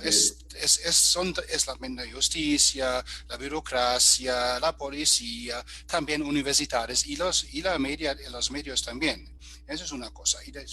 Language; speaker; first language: Spanish; non-native, fluent; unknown